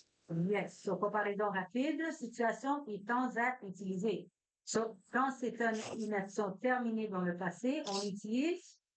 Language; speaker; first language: French; non-native, fluent; Hindi